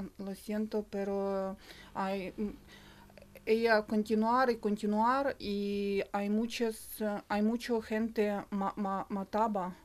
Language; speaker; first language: Spanish; non-native, learner; Ukrainian